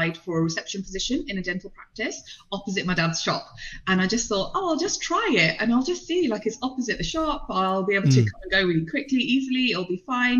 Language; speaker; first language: English; non-native, local second language; Punjabi